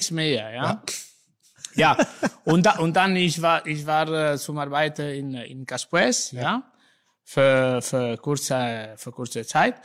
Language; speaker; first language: German; non-native, learner; Italian